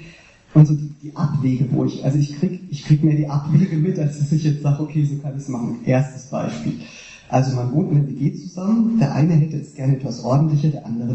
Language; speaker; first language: German; native; German